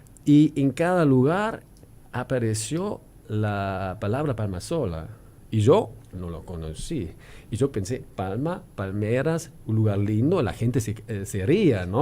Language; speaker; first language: Spanish; non-native, fluent; German